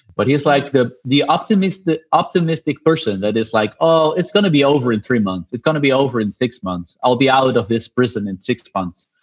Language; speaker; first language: English; non-native, fluent; Dutch